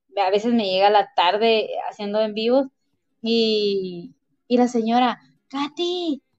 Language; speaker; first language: Spanish; native; Spanish